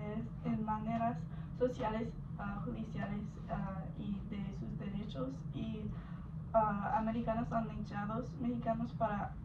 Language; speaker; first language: Spanish; non-native, learner; English